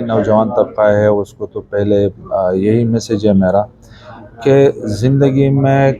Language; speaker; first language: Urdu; non-native, local second language; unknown